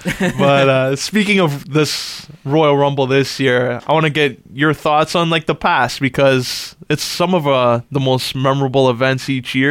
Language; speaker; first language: English; native; English